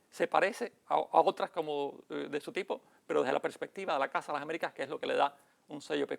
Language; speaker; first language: Spanish; native; Spanish